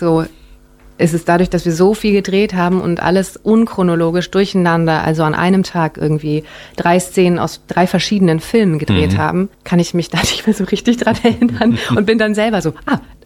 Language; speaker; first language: German; early bilingual, other home language; Japanese